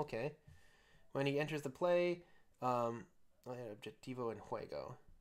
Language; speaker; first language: Spanish; non-native, learner; English